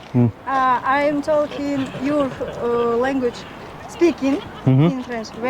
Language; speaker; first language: English; non-native, learner; Kyrgyz